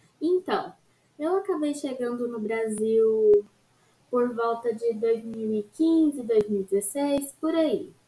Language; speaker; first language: Portuguese; non-native, fluent; Arabic